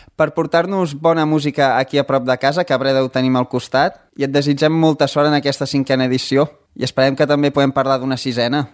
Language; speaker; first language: Catalan; native; Catalan